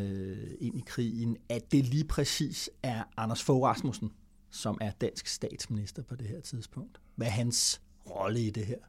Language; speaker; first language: Danish; native; Danish